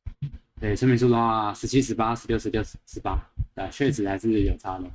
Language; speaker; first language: Chinese; native; Chinese